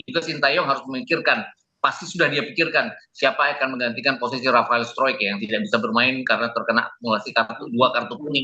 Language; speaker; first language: Indonesian; native; Indonesian